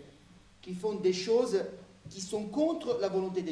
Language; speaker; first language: French; native; French